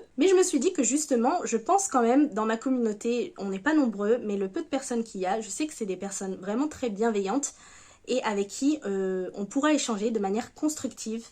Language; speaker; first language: French; native; French